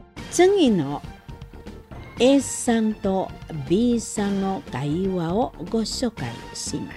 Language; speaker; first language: Japanese; non-native, learner; Indonesian